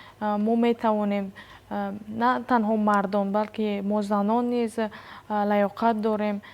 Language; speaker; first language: Tajik; native; Tajik